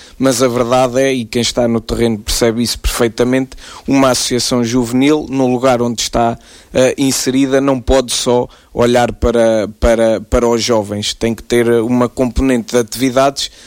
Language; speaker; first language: Portuguese; native; Portuguese